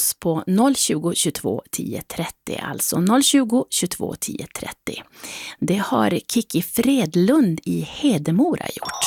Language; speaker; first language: Swedish; native; Swedish